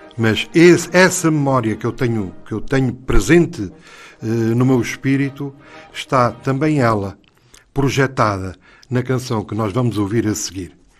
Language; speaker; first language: Portuguese; native; Portuguese